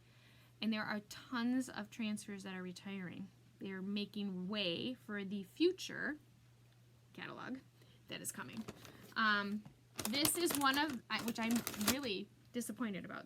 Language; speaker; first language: English; native; English